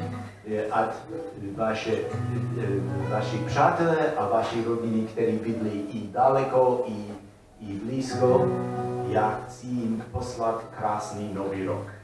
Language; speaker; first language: Czech; non-native, learner; English